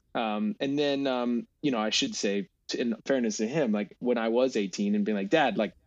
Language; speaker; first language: English; native; English